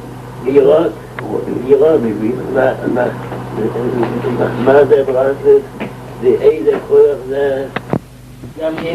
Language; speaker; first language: Hebrew; non-native, local second language; Yiddish